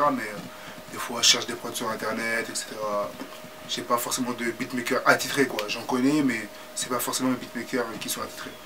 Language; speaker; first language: French; native; French